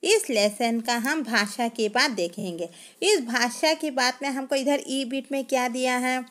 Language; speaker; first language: Hindi; non-native, local second language; Telugu